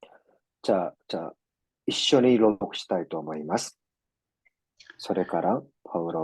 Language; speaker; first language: Japanese; non-native, fluent; Korean